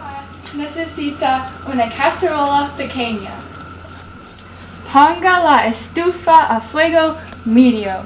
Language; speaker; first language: Spanish; non-native, learner; English